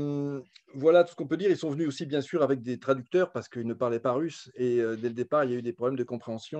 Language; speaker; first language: French; native; French